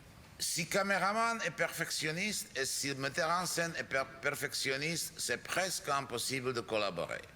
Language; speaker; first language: French; non-native, fluent; Czech